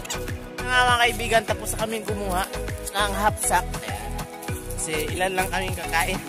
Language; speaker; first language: Filipino; non-native, local second language; Cebuano